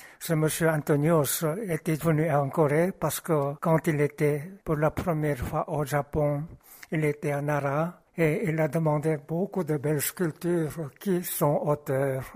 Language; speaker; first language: French; non-native, fluent; Korean